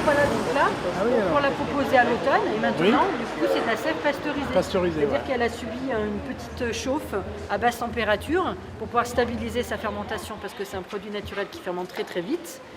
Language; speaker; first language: French; native; French